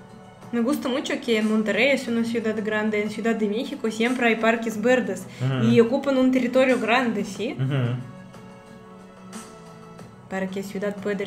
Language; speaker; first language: Spanish; non-native, learner; Russian